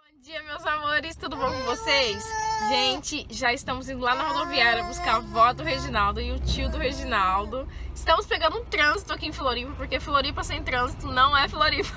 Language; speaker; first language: Portuguese; native; Portuguese